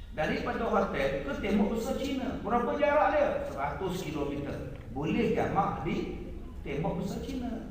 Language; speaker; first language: Malay; native; Malay